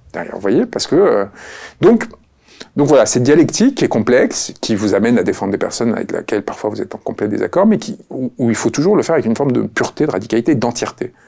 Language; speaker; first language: French; early bilingual, other home language; Spanish